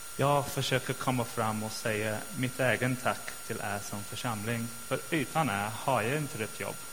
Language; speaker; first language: Swedish; non-native, fluent; English